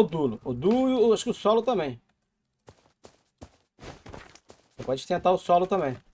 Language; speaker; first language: Portuguese; native; Portuguese